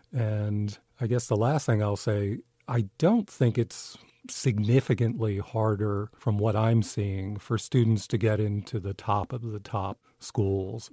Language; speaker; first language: English; native; English